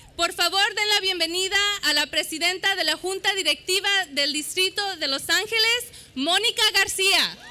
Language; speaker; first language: Spanish; early bilingual, heritage; Spanish